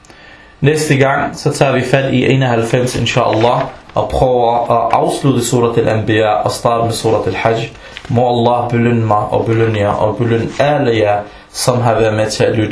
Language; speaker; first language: Danish; early bilingual, other home language; Arabic